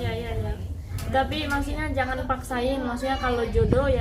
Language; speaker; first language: Indonesian; non-native, fluent; Spanish